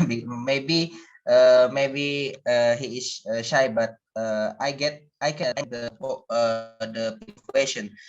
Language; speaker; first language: English; non-native, learner; Indonesian